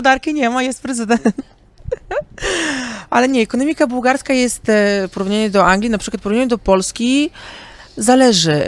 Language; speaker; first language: Polish; early bilingual, heritage; Polish